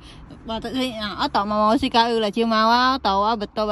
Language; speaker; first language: Japanese; non-native, learner; Vietnamese